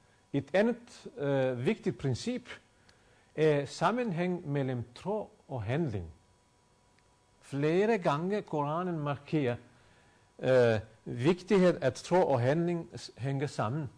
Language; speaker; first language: Danish; non-native, fluent; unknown